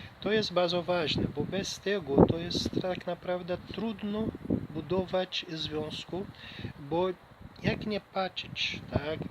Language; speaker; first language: Polish; non-native, learner; Portuguese